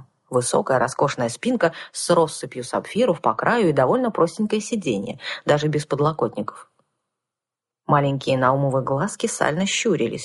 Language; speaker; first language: Russian; native; Russian